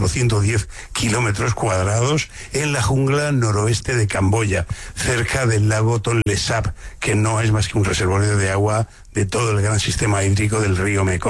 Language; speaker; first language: Spanish; native; Spanish